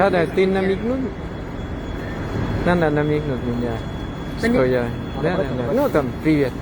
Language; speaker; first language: Russian; non-native, fluent; Thai